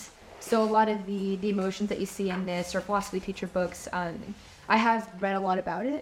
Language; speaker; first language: English; native; English